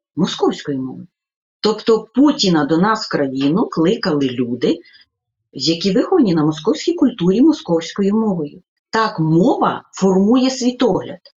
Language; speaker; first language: Ukrainian; native; Ukrainian